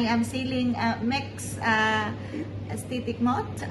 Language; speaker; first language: English; non-native, learner; Filipino